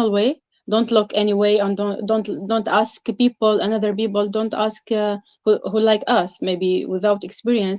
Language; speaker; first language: English; non-native, learner; Arabic